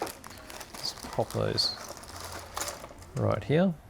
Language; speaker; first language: English; native; English